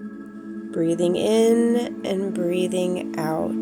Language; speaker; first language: English; native; English